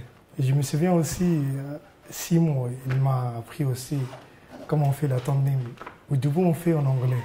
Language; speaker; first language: French; non-native, learner; Arabic